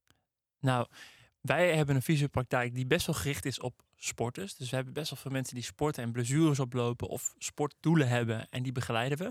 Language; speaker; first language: Dutch; native; Dutch